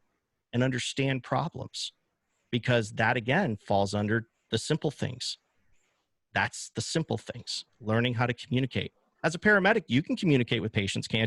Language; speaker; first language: English; native; English